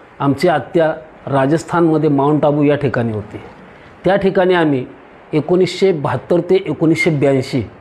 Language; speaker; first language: Marathi; native; Marathi